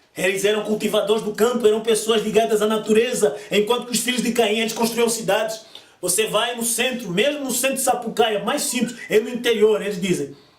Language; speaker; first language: Portuguese; native; Portuguese